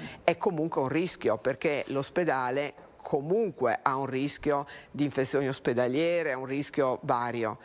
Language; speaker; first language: Italian; native; Italian